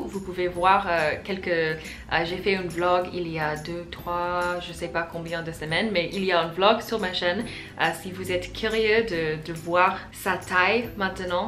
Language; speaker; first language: French; non-native, fluent; English